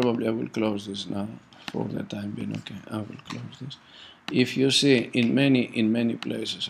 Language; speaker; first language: English; non-native, fluent; Greek